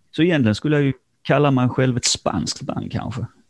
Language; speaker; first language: Swedish; native; Swedish